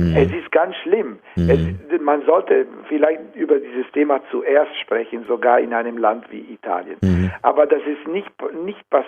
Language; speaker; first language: German; non-native, fluent; Italian